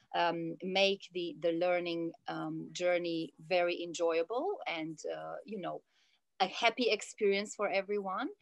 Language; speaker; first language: English; non-native, fluent; Italian